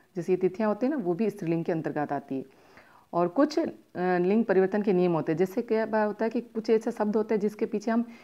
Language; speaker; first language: Hindi; native; Hindi